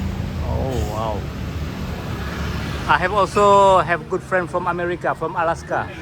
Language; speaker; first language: English; non-native, learner; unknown